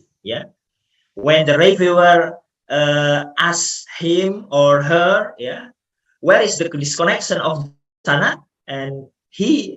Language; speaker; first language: English; non-native, fluent; Indonesian